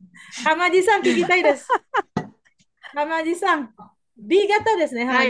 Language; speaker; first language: Japanese; non-native, learner; Indonesian